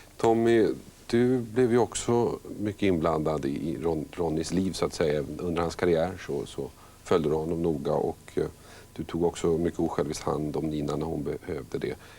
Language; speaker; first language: Swedish; native; Swedish